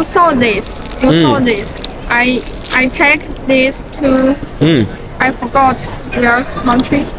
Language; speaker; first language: English; non-native, learner; Chinese